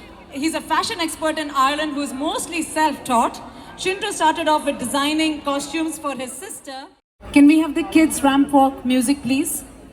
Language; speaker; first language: English; non-native, local second language; Malayalam